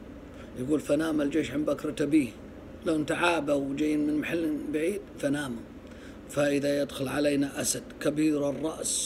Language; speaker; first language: Arabic; native; Arabic